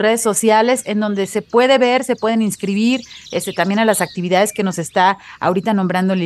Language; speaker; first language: Spanish; native; Spanish